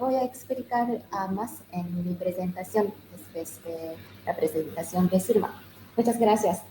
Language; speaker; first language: Spanish; non-native, learner; Japanese